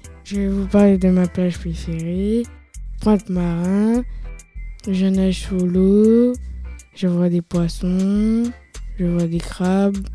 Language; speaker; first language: French; native; French